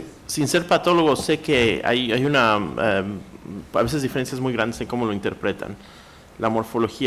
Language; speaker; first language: Spanish; native; Spanish